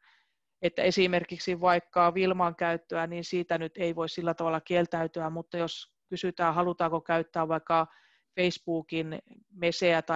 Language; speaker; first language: Finnish; native; Finnish